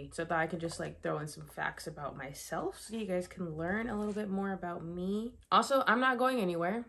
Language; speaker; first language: English; native; English